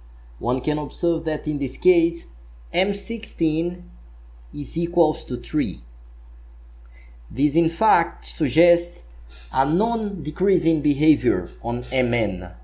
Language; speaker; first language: English; non-native, fluent; Portuguese